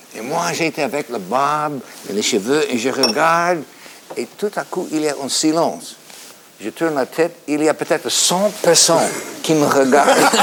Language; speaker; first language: French; non-native, fluent; English